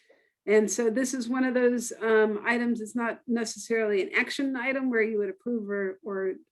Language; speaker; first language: English; native; English